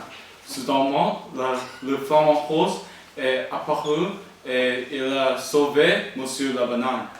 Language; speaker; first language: French; non-native, learner; English